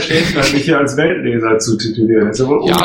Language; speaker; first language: German; native; German